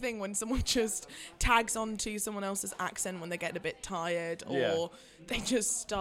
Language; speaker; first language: English; native; English